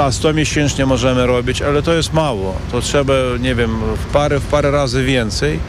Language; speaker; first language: Polish; non-native, learner; Ukrainian